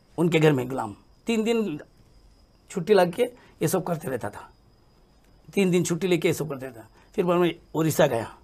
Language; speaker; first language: Hindi; native; Hindi